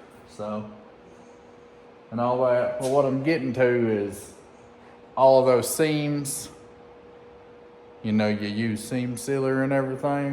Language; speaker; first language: English; native; English